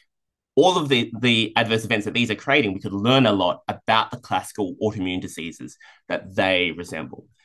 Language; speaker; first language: English; native; English